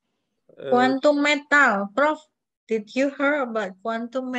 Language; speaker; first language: English; non-native, learner; Indonesian